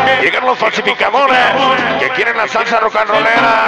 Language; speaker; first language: Spanish; native; Spanish